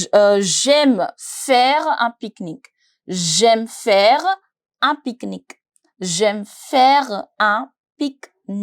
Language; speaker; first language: French; non-native, fluent; Hindi